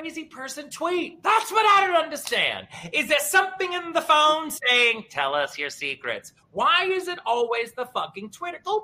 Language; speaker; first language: English; native; English